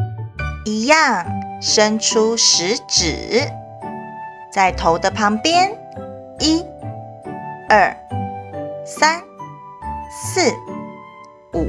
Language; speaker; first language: Chinese; native; Chinese